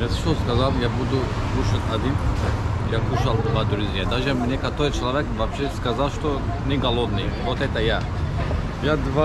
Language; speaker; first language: Russian; non-native, learner; Turkish